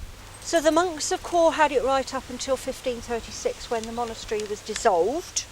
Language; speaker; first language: English; native; English